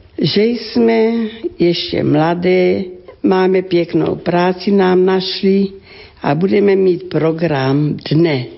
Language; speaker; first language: Czech; native; Czech